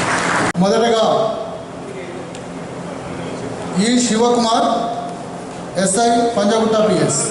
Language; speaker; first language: Telugu; native; Telugu